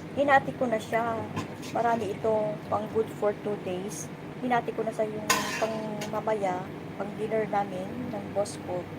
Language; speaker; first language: Filipino; non-native, local second language; Iloko